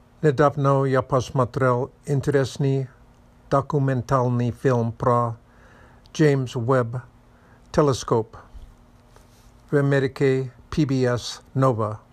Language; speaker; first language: Russian; non-native, learner; English